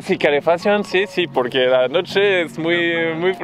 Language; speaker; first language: Spanish; non-native, learner; French